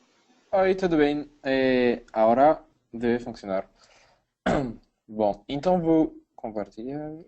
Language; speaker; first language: Portuguese; non-native, learner; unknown